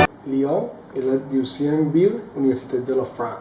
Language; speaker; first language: French; non-native, learner; Spanish